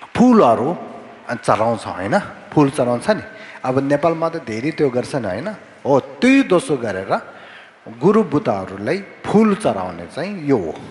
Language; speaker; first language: Nepali; non-native, fluent; Tibetan